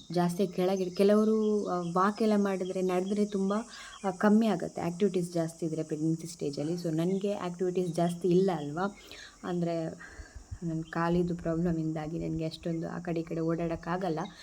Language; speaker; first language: Kannada; non-native, local second language; Tulu